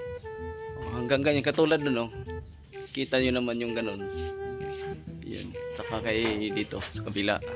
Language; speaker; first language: Filipino; native; Filipino